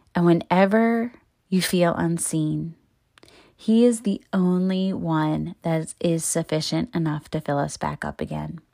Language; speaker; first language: English; native; English